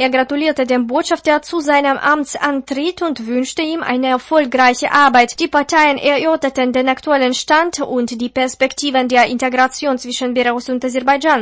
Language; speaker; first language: German; non-native, fluent; Russian